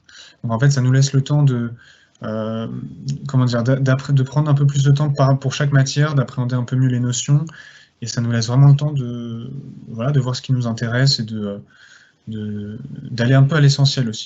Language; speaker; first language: French; native; French